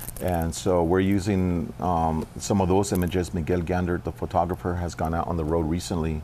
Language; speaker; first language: English; early bilingual, other home language; Spanish